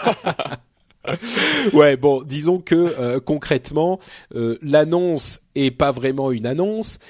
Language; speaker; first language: French; native; French